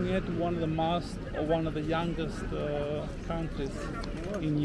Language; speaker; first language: English; non-native, local second language; Albanian